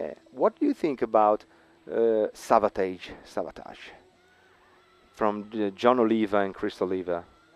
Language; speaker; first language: English; non-native, fluent; Italian